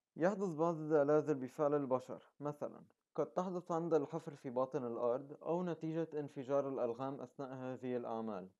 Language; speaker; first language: Arabic; native; Arabic